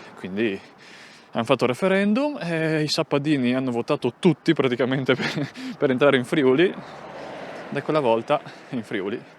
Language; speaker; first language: Italian; native; Italian